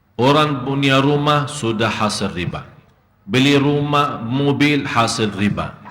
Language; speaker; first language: Indonesian; non-native, fluent; Arabic